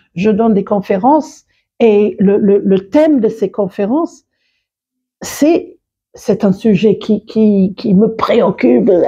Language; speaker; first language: French; non-native, fluent; English